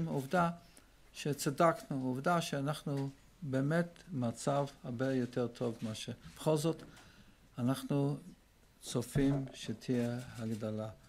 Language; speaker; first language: Hebrew; non-native, fluent; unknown